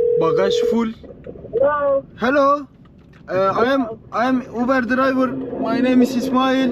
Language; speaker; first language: English; non-native, learner; Turkish